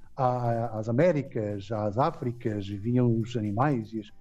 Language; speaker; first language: Portuguese; non-native, local second language; Kabuverdianu